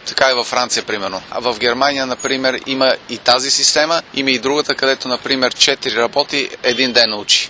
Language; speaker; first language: Bulgarian; non-native, fluent; German